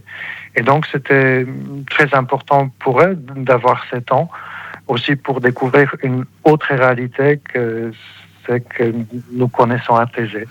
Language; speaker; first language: French; non-native, fluent; Polish